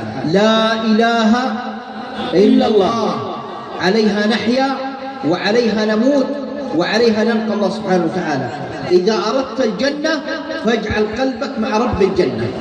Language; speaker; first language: Arabic; native; Arabic